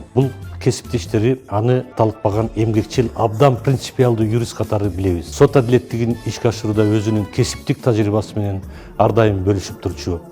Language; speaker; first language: Kyrgyz; native; Kyrgyz